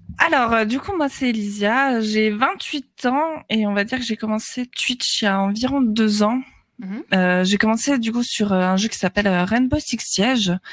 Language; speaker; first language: French; native; French